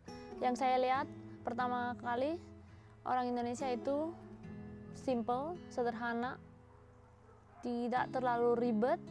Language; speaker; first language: Indonesian; non-native, fluent; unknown